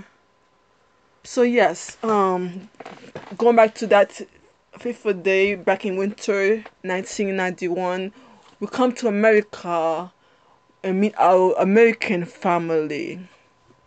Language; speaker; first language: English; early bilingual, other home language; Haitian Creole